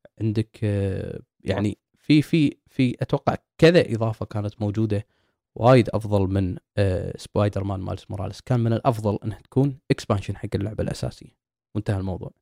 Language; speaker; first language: Arabic; native; Arabic